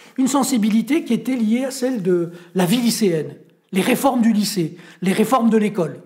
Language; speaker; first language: French; native; French